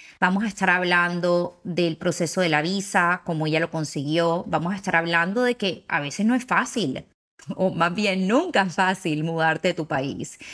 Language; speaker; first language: Spanish; native; Spanish